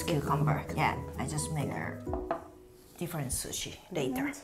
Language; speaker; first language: English; non-native, learner; Japanese